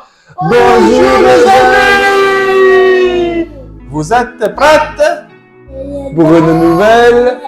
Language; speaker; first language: French; non-native, fluent; Italian